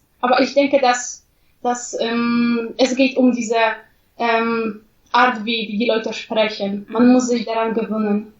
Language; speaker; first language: German; non-native, fluent; Polish